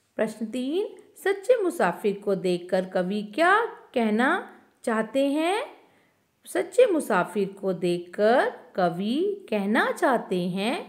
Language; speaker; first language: Hindi; non-native, local second language; Kannada